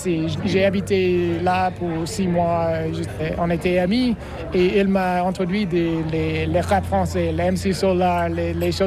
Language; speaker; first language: French; non-native, learner; English